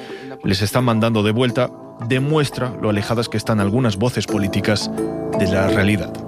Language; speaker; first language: Spanish; native; Spanish